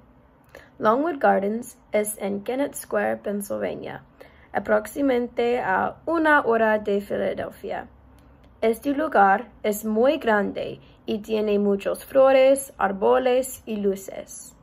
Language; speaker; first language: Spanish; non-native, learner; English